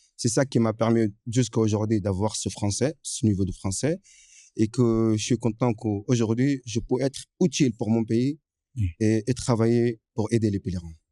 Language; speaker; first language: French; non-native, fluent; Arabic